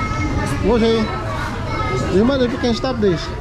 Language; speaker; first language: English; non-native, local second language; Filipino